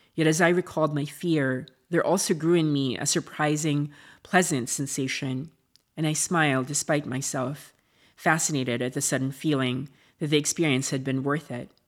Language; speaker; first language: English; non-native, local second language; Filipino